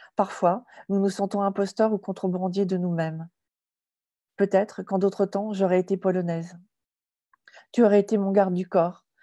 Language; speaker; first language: French; native; French